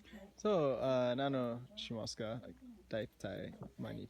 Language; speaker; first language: Japanese; non-native, learner; English